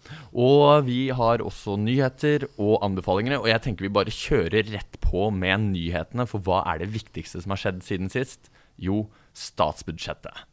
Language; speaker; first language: Norwegian; native; Norwegian